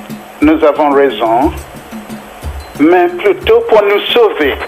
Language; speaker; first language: French; non-native, fluent; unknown